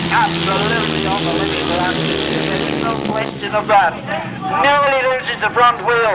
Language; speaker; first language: English; native; English